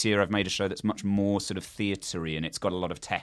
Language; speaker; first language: English; native; English